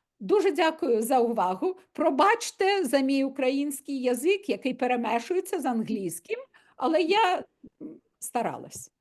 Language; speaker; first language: Ukrainian; non-native, local second language; Russian